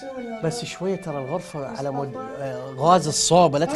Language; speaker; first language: Arabic; native; Arabic